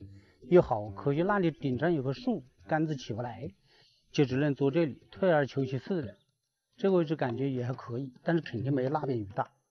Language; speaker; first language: Chinese; native; Chinese